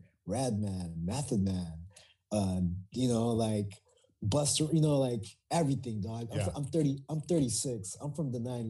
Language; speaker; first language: English; early bilingual, other home language; Filipino